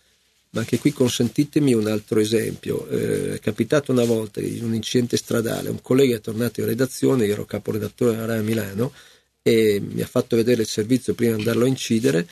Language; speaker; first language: Italian; native; Italian